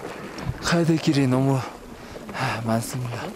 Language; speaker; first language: Korean; native; Korean